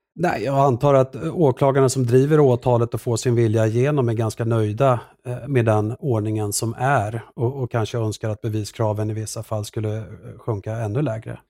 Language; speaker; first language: Swedish; early bilingual, other home language; Assyrian Neo-Aramaic